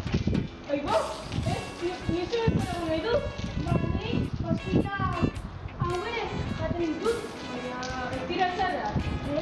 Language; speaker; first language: Basque; non-native, local second language; Spanish